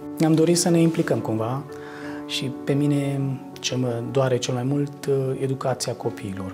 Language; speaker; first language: Romanian; native; Romanian